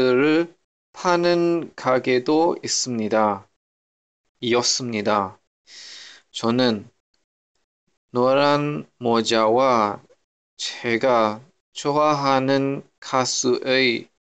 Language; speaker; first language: Korean; non-native, learner; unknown